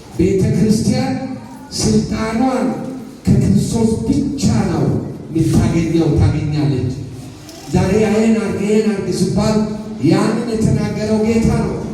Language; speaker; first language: Amharic; non-native, local second language; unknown